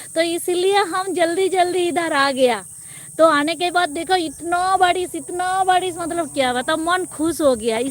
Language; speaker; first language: Hindi; non-native, local second language; Bangla